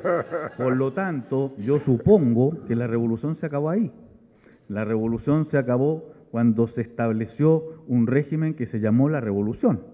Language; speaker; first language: Spanish; native; Spanish